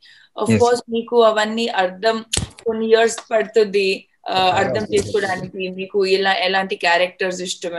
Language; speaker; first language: Telugu; non-native, fluent; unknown